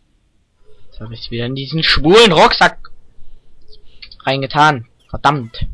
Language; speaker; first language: German; native; German